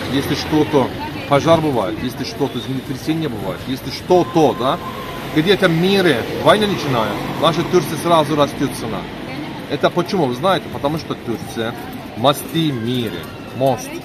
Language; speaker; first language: Russian; non-native, learner; Turkish